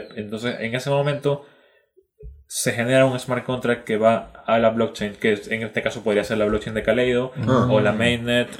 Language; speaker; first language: Spanish; native; Spanish